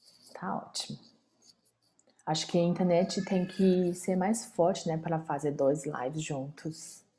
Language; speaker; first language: Portuguese; non-native, fluent; Chinese